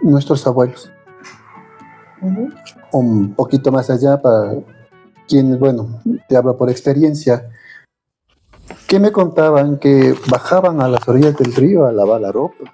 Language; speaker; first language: Spanish; native; Spanish